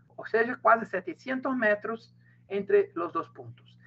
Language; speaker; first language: Spanish; non-native, learner; Portuguese